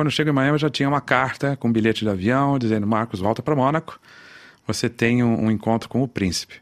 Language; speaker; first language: Portuguese; native; Portuguese